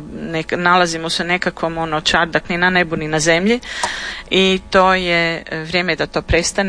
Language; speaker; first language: Serbian; native; Serbian